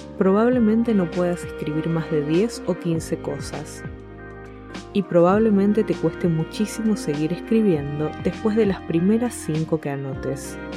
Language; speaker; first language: Spanish; native; Spanish